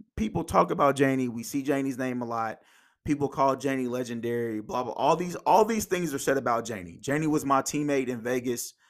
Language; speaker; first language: English; native; English